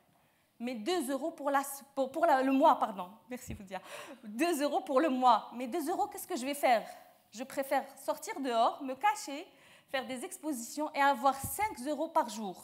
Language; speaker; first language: French; non-native, local second language; Arabic